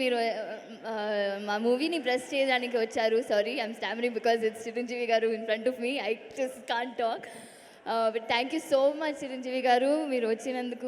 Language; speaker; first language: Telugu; non-native, local second language; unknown